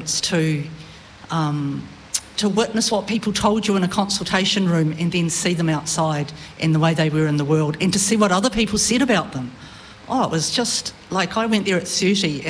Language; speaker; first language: English; native; English